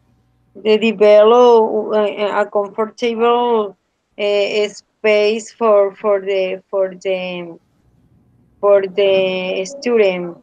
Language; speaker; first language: English; non-native, learner; Spanish